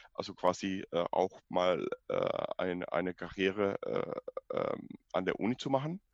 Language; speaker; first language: German; non-native, fluent; Spanish